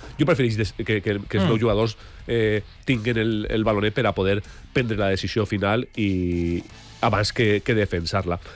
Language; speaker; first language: Catalan; native; Catalan